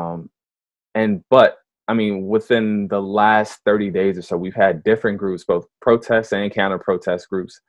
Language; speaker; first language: English; native; English